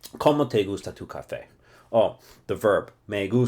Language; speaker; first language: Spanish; non-native, fluent; English